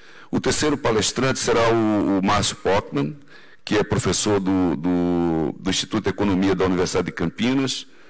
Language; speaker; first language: Portuguese; native; Portuguese